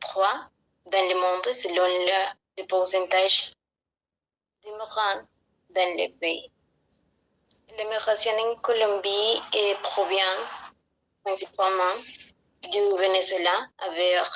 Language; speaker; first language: French; non-native, learner; Spanish